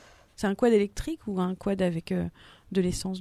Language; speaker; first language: French; native; French